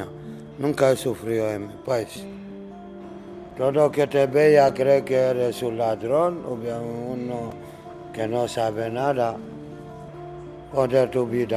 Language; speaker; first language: Spanish; non-native, learner; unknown